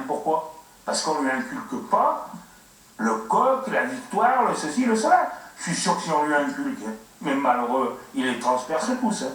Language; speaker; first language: French; native; French